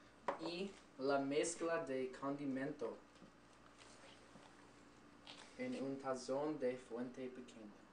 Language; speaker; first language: Spanish; non-native, learner; English